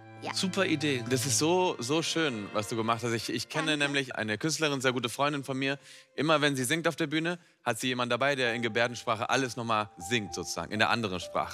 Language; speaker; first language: German; non-native, fluent; Spanish